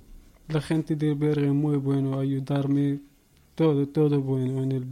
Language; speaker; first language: Spanish; non-native, learner; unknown